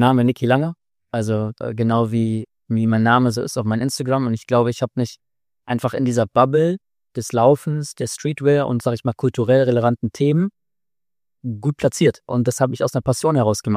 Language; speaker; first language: German; native; German